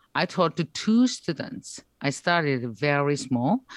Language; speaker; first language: English; non-native, learner; Korean